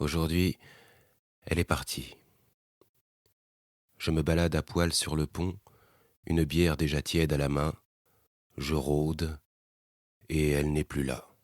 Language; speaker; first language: French; native; French